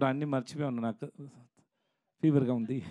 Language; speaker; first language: Telugu; non-native, learner; Tamil